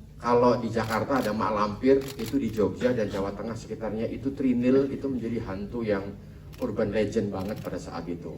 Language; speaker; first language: Indonesian; native; Indonesian